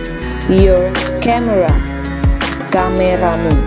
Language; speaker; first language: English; non-native, fluent; Indonesian